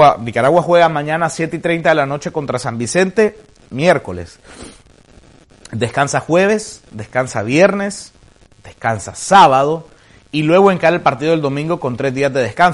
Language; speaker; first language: Spanish; native; Spanish